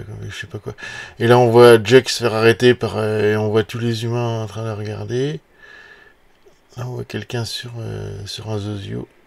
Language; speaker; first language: French; native; French